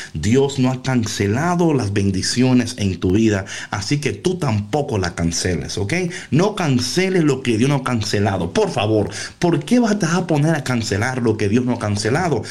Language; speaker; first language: Spanish; early bilingual, heritage; Spanish